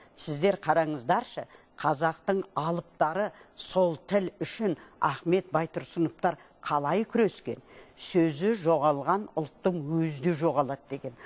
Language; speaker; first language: Kazakh; native; Kazakh